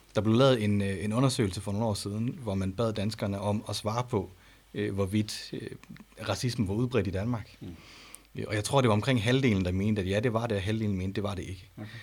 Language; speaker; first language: Danish; native; Danish